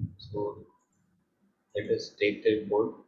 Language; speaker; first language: English; non-native, fluent; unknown